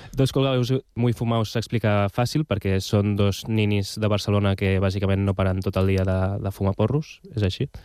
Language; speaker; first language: Catalan; non-native, local second language; Spanish